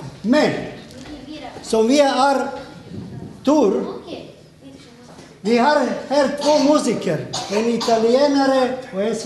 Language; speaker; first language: Swedish; non-native, fluent; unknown